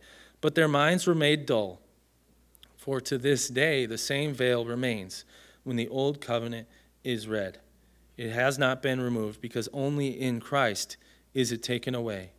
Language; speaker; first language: English; native; English